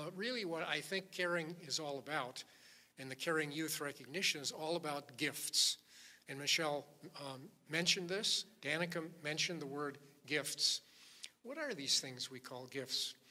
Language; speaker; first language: English; native; English